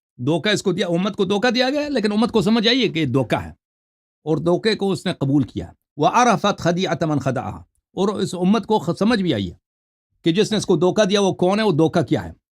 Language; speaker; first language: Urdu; non-native, fluent; Persian